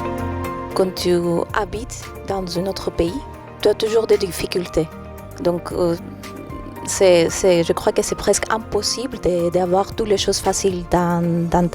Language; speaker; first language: French; non-native, fluent; Greek